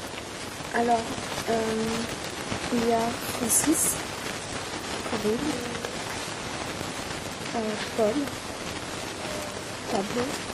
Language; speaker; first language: French; non-native, learner; English